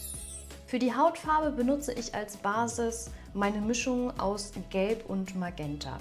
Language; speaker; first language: German; native; German